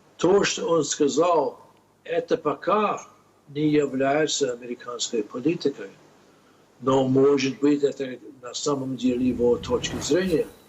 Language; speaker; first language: Russian; non-native, fluent; English